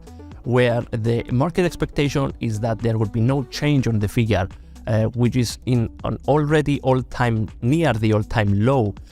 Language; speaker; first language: English; non-native, fluent; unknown